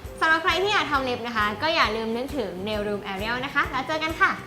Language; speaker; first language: Thai; native; Thai